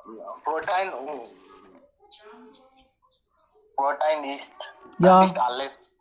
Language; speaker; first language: German; non-native, learner; Hindi